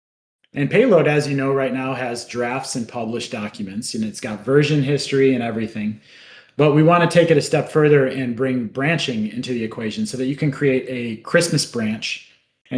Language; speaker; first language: English; native; English